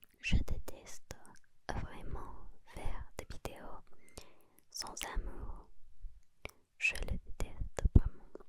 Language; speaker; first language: French; non-native, learner; Spanish